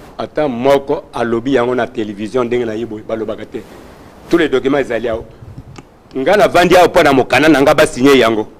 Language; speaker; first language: Lingala; non-native, local second language; Luba-Lulua